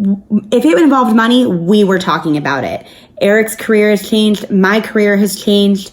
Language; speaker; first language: English; native; English